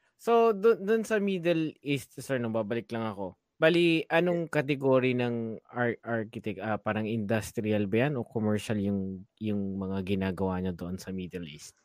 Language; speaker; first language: Filipino; native; Filipino